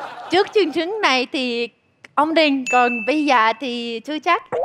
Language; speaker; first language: Vietnamese; non-native, fluent; Russian